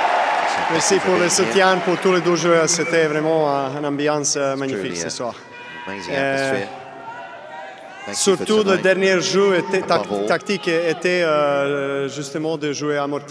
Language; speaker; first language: French; non-native, fluent; Serbian